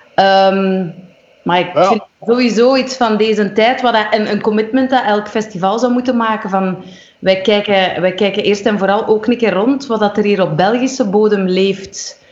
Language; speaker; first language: Dutch; native; Dutch